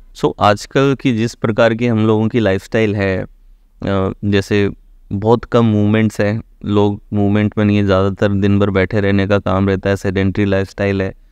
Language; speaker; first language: Hindi; native; Hindi